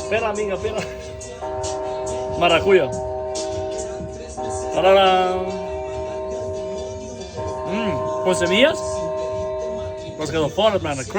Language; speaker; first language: Spanish; non-native, learner; Albanian